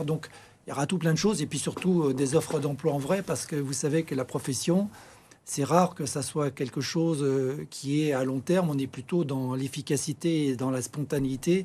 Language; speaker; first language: French; native; French